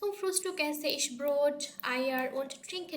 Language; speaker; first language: German; non-native, learner; Bangla